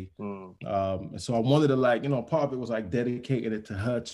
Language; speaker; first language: English; non-native, local second language; Yoruba